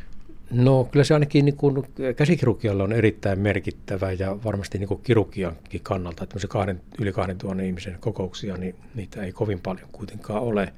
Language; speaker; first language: Finnish; native; Finnish